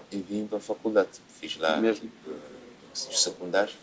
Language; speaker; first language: Portuguese; non-native, local second language; Kabuverdianu